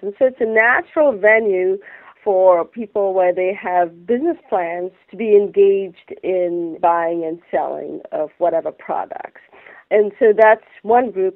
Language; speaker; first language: English; non-native, local second language; Bangla